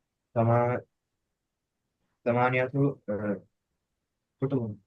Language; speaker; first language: Arabic; non-native, learner; Bangla